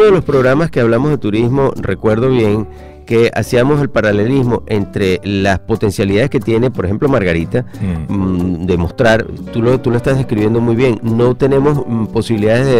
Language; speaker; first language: Spanish; native; Spanish